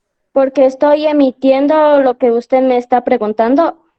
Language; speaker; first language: Spanish; native; Spanish